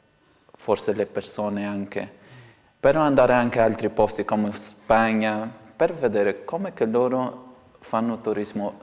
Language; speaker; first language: Italian; non-native, fluent; Portuguese